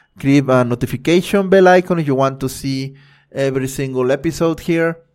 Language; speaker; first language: English; non-native, fluent; Spanish